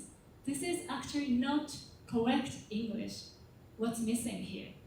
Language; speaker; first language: English; non-native, fluent; Japanese